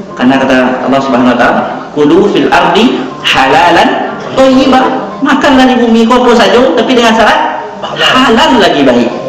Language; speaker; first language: Malay; non-native, local second language; Minangkabau